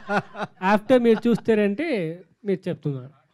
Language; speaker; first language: Telugu; non-native, fluent; Tamil